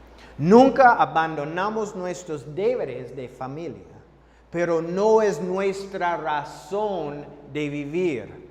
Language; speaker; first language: Spanish; non-native, fluent; English